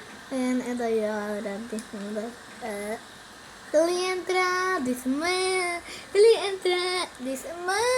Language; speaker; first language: Spanish; native; Spanish